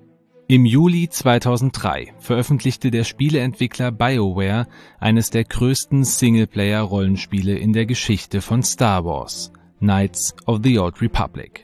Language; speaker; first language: German; native; German